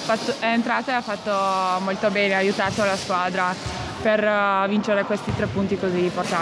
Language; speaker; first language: Italian; non-native, fluent; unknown